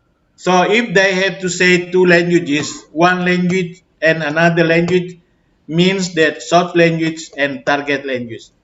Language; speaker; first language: English; non-native, fluent; Indonesian